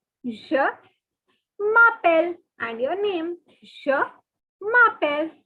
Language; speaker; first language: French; non-native, learner; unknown